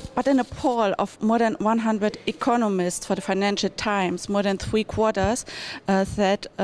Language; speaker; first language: English; non-native, fluent; German